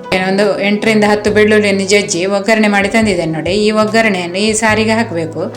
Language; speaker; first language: Kannada; non-native, local second language; Konkani